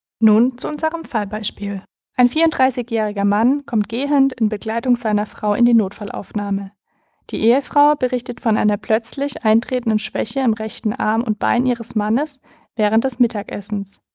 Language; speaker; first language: German; native; German